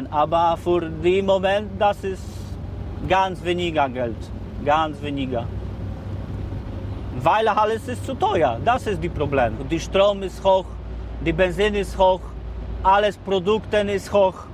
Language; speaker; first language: German; non-native, learner; Polish